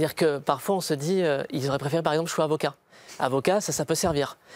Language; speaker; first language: French; native; French